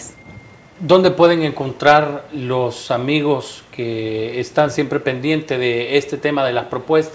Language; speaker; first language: Spanish; native; Spanish